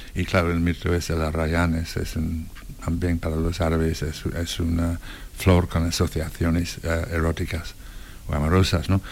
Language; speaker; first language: Spanish; non-native, fluent; English